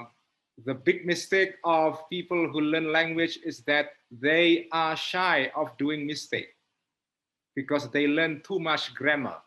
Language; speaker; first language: English; non-native, fluent; Indonesian